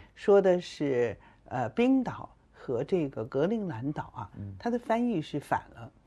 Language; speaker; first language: Chinese; native; Chinese